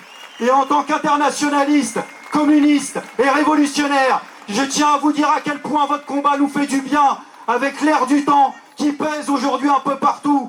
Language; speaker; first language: French; native; French